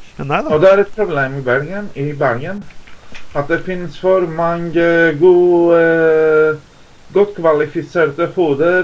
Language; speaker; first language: Norwegian; non-native, fluent; Greek